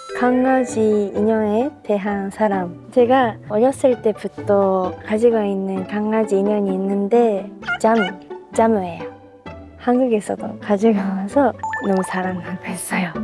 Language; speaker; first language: Korean; non-native, learner; Japanese